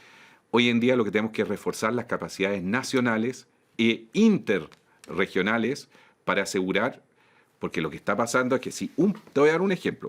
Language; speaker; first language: Spanish; native; Spanish